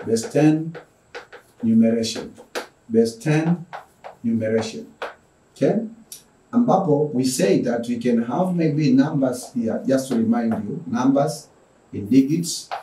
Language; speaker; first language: English; non-native, local second language; Swahili